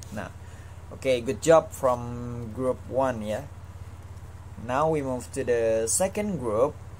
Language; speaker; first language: English; non-native, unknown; Indonesian